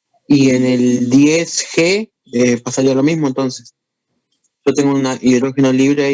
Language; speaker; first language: Spanish; native; Spanish